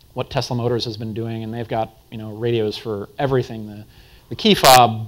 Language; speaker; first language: English; native; English